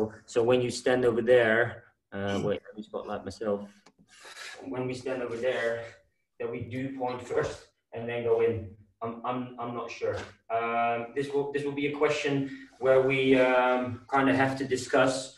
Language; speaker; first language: English; non-native, fluent; Dutch